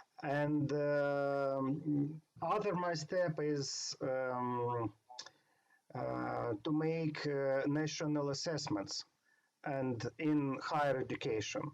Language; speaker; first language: English; non-native, learner; Ukrainian